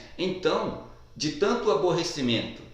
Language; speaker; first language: Portuguese; native; Portuguese